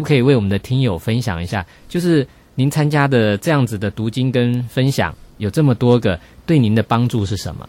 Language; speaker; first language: Chinese; native; Chinese